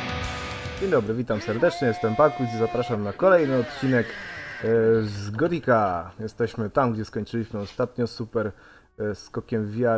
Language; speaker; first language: Polish; native; Polish